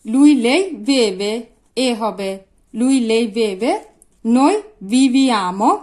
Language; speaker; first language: Italian; non-native, fluent; Bangla